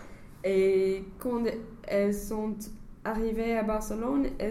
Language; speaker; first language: French; non-native, fluent; English